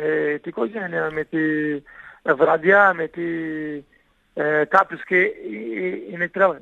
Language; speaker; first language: Greek; non-native, learner; Portuguese